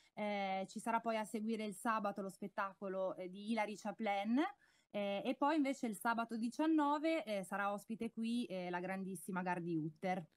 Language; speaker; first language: Italian; native; Italian